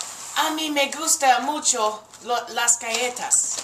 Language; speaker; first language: Spanish; non-native, learner; English